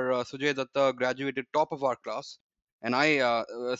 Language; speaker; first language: English; non-native, local second language; Tamil